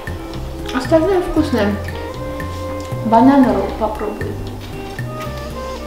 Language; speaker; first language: Russian; non-native, fluent; Armenian